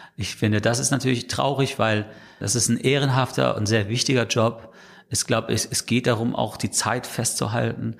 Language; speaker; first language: German; non-native, fluent; English